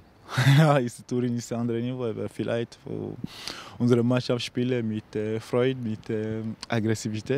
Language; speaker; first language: German; non-native, learner; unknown